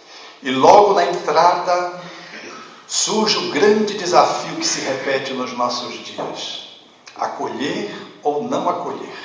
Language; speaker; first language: Portuguese; native; Portuguese